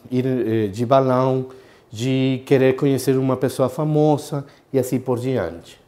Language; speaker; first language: Portuguese; non-native, fluent; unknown